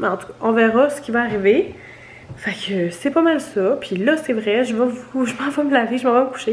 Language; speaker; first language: French; native; French